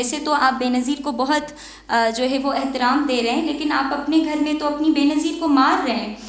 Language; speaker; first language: Urdu; non-native, local second language; Sindhi